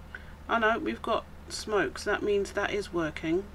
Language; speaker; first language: English; native; English